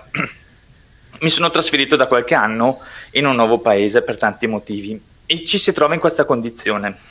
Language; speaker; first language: Italian; non-native, local second language; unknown